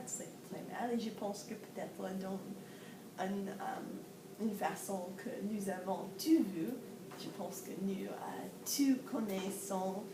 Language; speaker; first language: French; non-native, learner; English